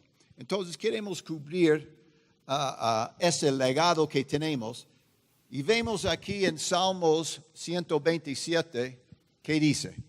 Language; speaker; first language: Spanish; non-native, fluent; English